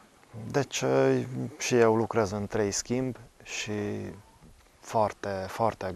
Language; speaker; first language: Romanian; non-native, local second language; Hungarian